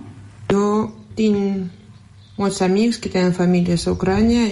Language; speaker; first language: Catalan; non-native, fluent; Russian